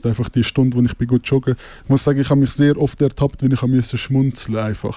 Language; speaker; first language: German; native; German